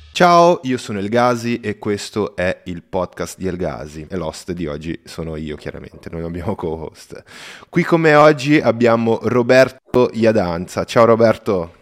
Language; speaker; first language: Italian; non-native, fluent; Portuguese